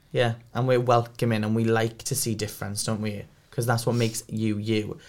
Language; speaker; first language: English; native; English